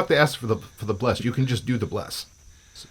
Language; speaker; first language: English; native; English